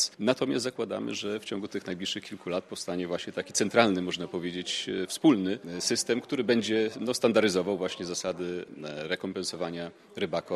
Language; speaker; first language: Polish; native; Polish